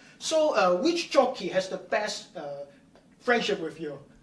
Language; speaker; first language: English; non-native, local second language; Cantonese